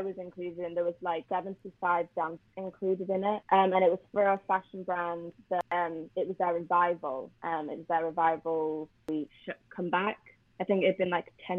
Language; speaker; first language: English; native; English